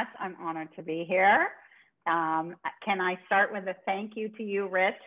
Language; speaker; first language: English; native; English